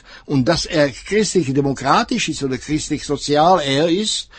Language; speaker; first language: German; non-native, fluent; Czech